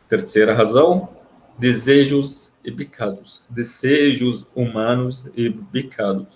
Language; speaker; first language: Portuguese; non-native, learner; Arabic